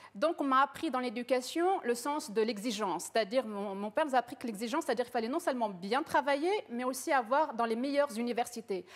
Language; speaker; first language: French; early bilingual, other home language; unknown